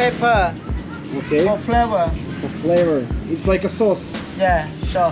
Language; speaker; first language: English; non-native, learner; Serbian